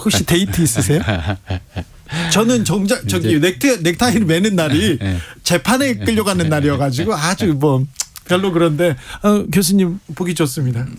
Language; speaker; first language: Korean; native; Korean